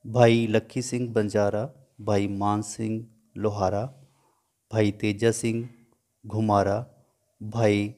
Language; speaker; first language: Hindi; non-native, local second language; Punjabi